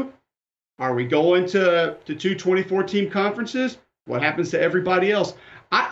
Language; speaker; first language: English; native; English